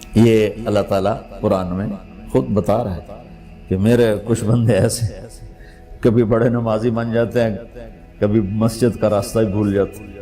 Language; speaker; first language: Urdu; non-native, local second language; Punjabi